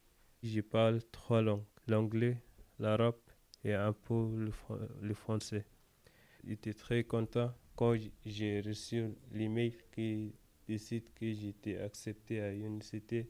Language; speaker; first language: French; non-native, learner; Arabic